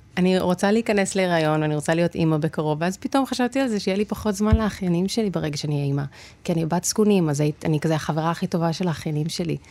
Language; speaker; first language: Hebrew; native; Hebrew